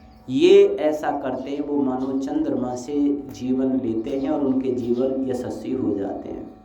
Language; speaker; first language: Hindi; native; Hindi